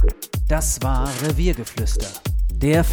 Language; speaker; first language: German; native; German